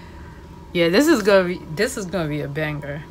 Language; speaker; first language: English; native; English